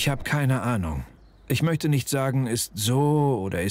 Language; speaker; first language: German; non-native, learner; Romanian